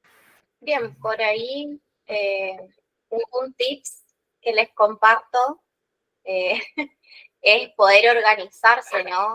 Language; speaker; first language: Spanish; native; Spanish